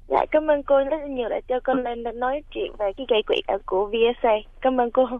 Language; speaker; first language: Vietnamese; early bilingual, heritage; Vietnamese